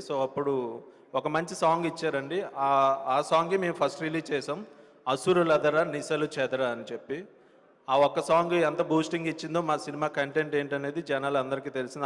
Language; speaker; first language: Telugu; native; Telugu